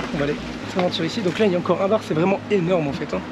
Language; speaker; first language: French; native; French